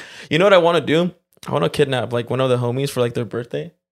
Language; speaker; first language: English; early bilingual, other home language; Spanish